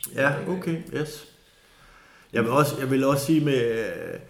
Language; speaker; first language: Danish; native; Danish